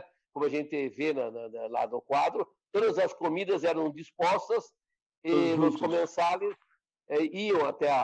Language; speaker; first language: Portuguese; non-native, fluent; Spanish